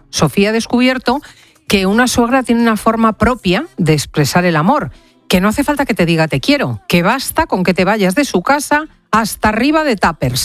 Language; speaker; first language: Spanish; native; Spanish